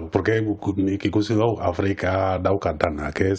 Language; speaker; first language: Basque; non-native, learner; Wolof